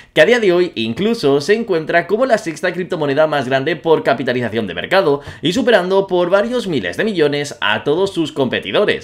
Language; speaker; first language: Spanish; native; Spanish